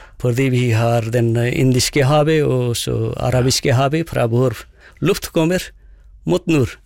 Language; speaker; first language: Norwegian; non-native, fluent; Nepali